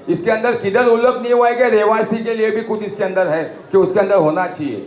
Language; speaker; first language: Hindi; non-native, local second language; Marathi